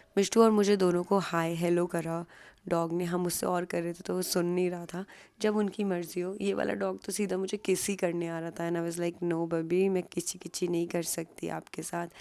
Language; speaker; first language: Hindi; native; Hindi